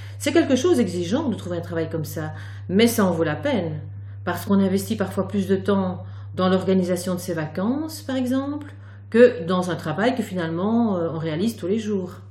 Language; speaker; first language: French; native; French